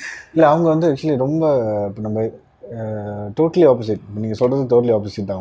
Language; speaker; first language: Tamil; native; Tamil